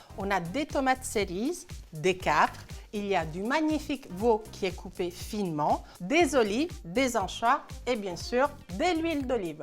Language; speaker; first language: French; non-native, fluent; Italian